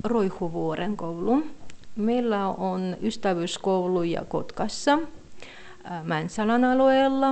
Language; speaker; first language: Finnish; non-native, fluent; Russian